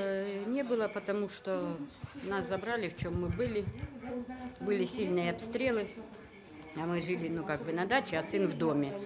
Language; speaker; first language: Russian; native; Russian